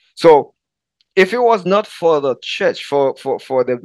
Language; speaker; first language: English; non-native, fluent; Haitian Creole